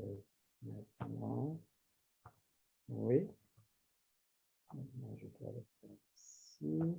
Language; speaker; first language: French; non-native, learner; Spanish